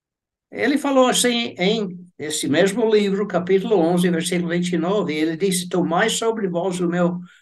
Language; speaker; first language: Portuguese; non-native, fluent; English